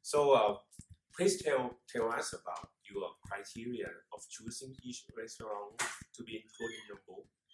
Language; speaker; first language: English; non-native, fluent; Thai